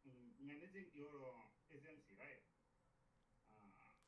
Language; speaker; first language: English; non-native, learner; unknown